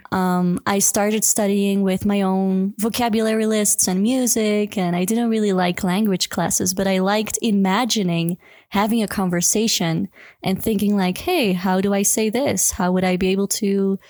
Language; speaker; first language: English; non-native, fluent; Dutch